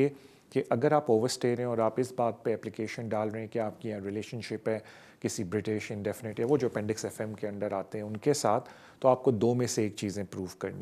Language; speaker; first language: Urdu; native; Urdu